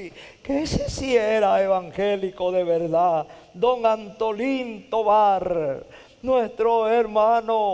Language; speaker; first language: Spanish; native; Spanish